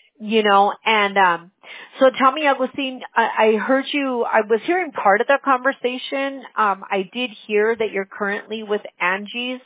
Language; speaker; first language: English; early bilingual, other home language; Spanish